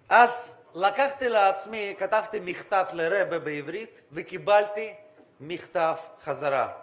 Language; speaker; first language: Hebrew; non-native, fluent; Russian